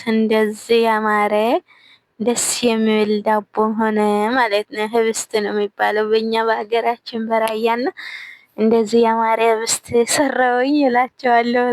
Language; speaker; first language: Amharic; non-native, local second language; Tigrinya